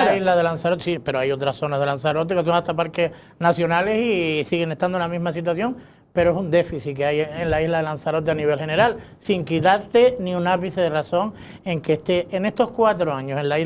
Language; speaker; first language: Spanish; native; Spanish